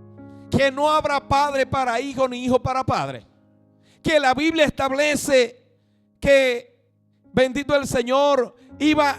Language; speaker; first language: Spanish; native; Spanish